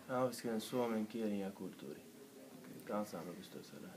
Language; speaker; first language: Finnish; non-native, learner; Central Kurdish